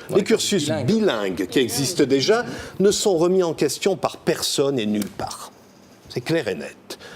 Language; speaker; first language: French; native; French